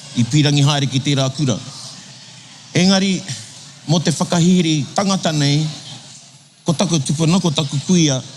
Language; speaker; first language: Māori; non-native, local second language; English